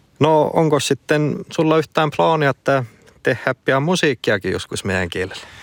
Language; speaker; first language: Finnish; native; Finnish